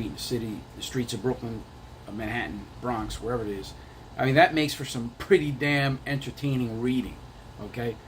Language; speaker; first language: English; native; English